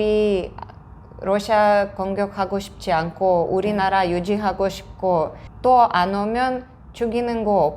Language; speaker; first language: Korean; non-native, fluent; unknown